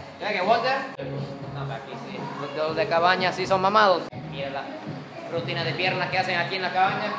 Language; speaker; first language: Spanish; non-native, fluent; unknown